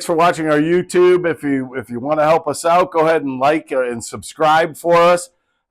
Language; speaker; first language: English; native; English